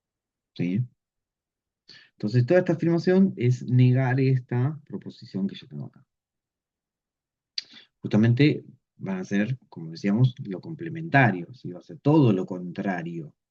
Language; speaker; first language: Spanish; native; Spanish